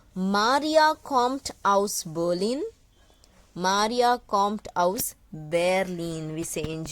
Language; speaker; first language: German; non-native, fluent; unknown